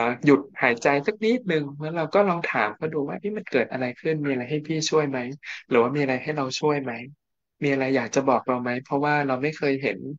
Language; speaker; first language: Thai; native; Thai